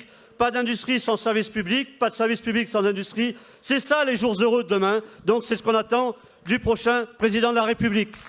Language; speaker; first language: French; native; French